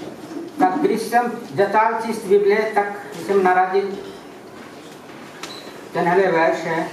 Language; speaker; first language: Czech; non-native, fluent; Ukrainian